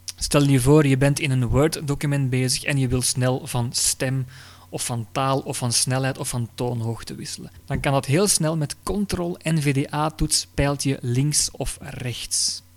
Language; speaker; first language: Dutch; native; Dutch